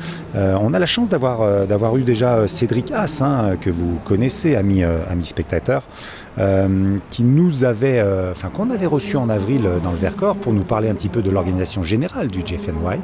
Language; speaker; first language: French; native; French